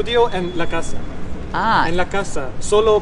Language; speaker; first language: Spanish; non-native, learner; Hungarian